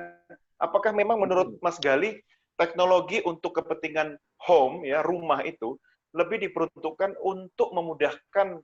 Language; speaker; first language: Indonesian; native; Indonesian